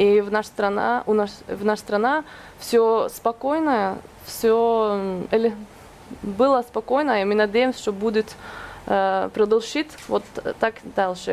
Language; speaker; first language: Russian; non-native, fluent; Norwegian